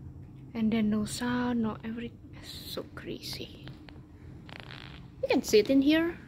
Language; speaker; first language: English; non-native, learner; Indonesian